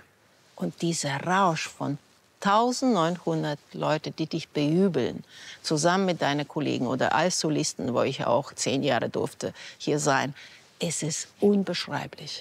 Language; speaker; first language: German; non-native, fluent; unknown